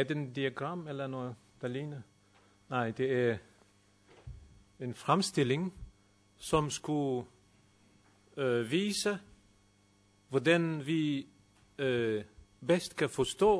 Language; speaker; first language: Danish; non-native, fluent; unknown